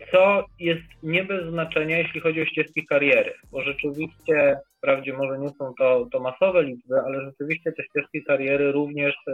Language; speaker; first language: Polish; native; Polish